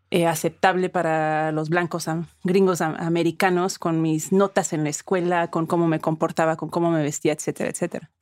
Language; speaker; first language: Spanish; early bilingual, other home language; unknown